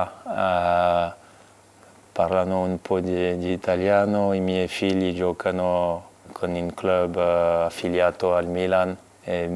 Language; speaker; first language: Italian; non-native, fluent; French